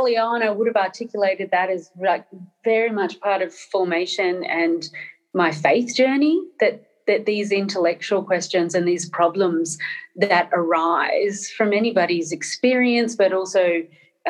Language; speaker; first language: English; native; English